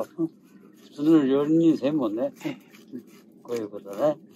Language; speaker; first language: Japanese; native; Japanese